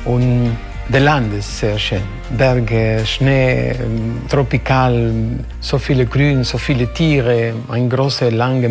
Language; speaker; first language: German; non-native, fluent; Spanish